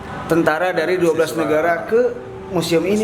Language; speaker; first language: Indonesian; native; Indonesian